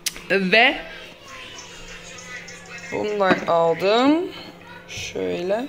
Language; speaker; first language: Turkish; non-native, learner; Dutch